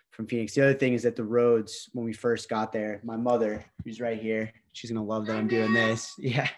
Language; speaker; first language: English; native; English